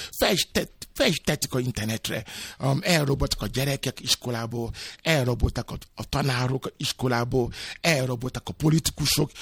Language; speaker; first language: Hungarian; non-native, fluent; Yoruba